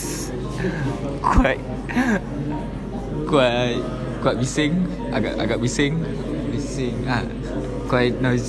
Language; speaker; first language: English; non-native, local second language; Malay